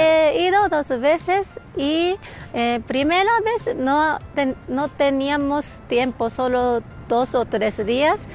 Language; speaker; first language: Spanish; non-native, learner; Japanese